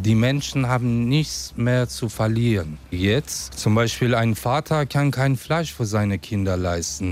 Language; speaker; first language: German; non-native, fluent; Persian